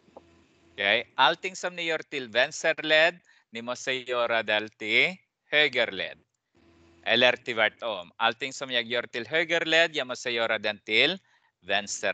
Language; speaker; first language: Swedish; non-native, fluent; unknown